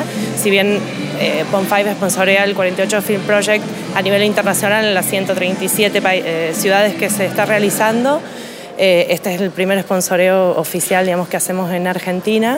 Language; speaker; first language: Spanish; native; Spanish